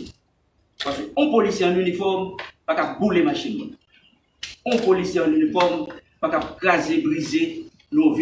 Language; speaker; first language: French; non-native, local second language; Haitian Creole